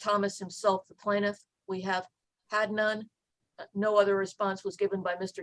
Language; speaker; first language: English; native; English